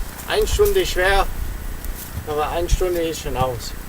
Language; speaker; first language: German; non-native, learner; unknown